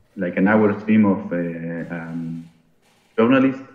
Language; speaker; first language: English; non-native, learner; Spanish